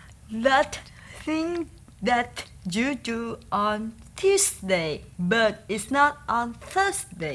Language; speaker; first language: English; non-native, learner; Vietnamese